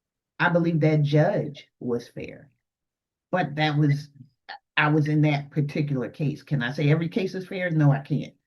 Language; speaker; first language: English; native; English